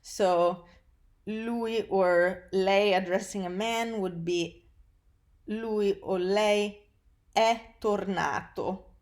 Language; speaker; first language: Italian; non-native, fluent; English